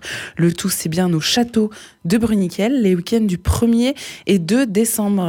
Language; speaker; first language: French; native; French